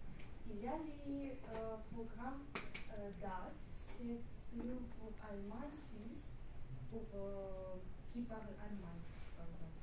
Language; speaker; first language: French; non-native, learner; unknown